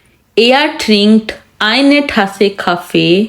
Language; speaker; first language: German; non-native, fluent; Urdu